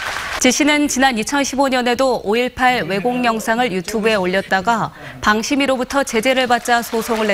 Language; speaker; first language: Korean; native; Korean